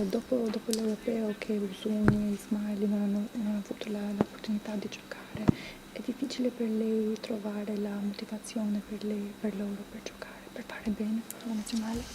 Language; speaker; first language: Italian; non-native, learner; Albanian